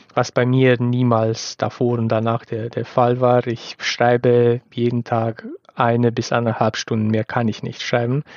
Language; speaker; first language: German; non-native, fluent; Romanian